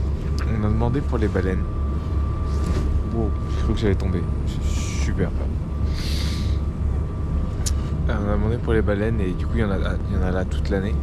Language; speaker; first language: French; native; French